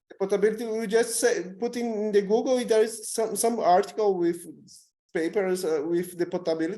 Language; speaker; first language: English; non-native, learner; Portuguese